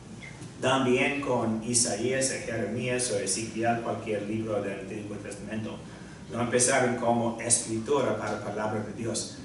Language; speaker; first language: Spanish; non-native, fluent; English